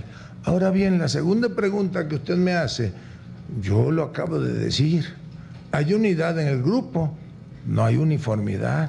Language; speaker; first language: Spanish; native; Spanish